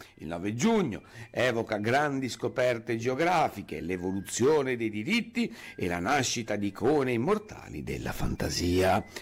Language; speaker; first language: Italian; native; Italian